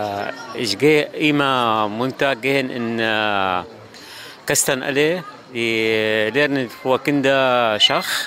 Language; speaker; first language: German; non-native, learner; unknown